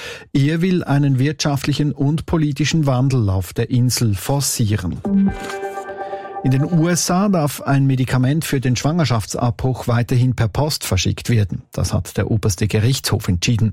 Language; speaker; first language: German; native; German